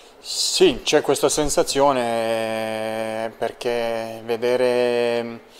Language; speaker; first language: Italian; non-native, fluent; Serbian